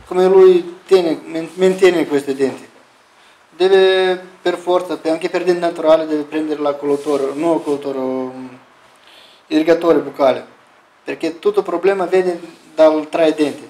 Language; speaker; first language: Italian; non-native, learner; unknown